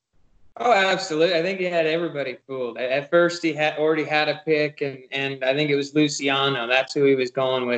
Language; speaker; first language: English; native; English